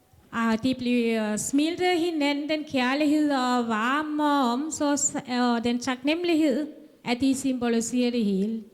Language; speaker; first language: Danish; non-native, fluent; Tamil